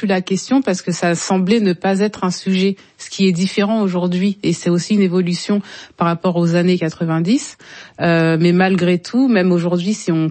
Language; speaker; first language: French; native; French